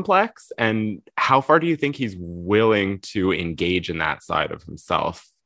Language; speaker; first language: English; native; English